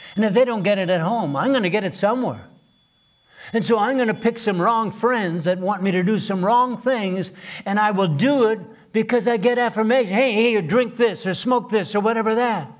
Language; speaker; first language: English; non-native, fluent; Plautdietsch